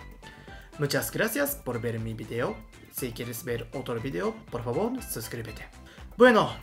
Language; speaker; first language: Spanish; non-native, learner; Japanese